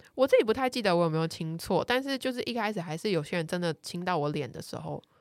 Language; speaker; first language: Chinese; native; Chinese